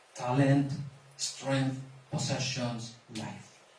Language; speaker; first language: English; non-native, local second language; Filipino